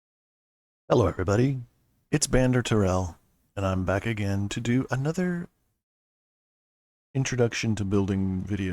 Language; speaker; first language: English; native; English